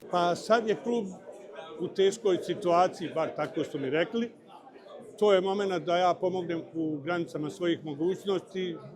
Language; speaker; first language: Bosnian; native; Bosnian